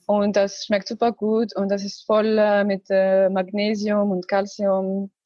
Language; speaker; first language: German; non-native, learner; Arabic